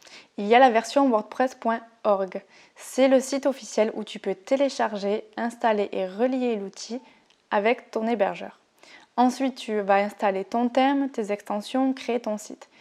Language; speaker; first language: French; native; French